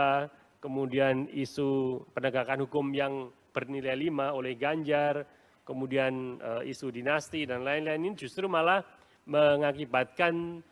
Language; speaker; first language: Indonesian; native; Indonesian